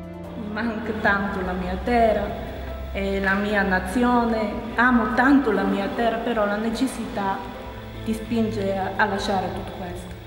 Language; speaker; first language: Italian; non-native, learner; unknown